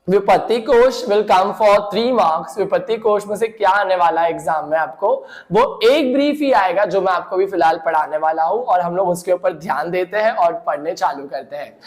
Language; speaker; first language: Hindi; non-native, local second language; Marathi